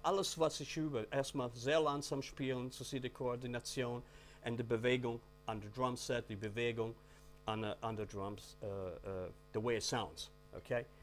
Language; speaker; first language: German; non-native, learner; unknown